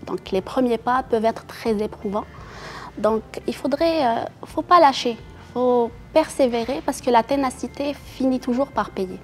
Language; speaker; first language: French; non-native, local second language; Arabic